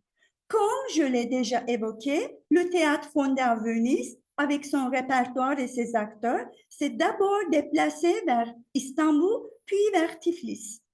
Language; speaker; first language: French; non-native, fluent; Turkish